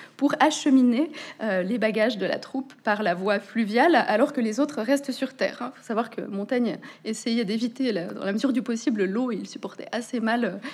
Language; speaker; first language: French; native; French